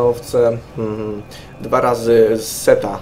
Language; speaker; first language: Polish; native; Polish